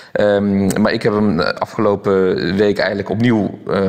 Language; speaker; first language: Dutch; native; Dutch